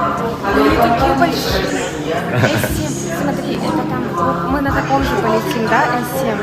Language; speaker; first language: Russian; native; Russian